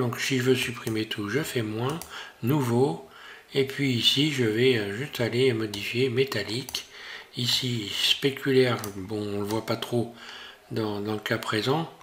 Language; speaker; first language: French; native; French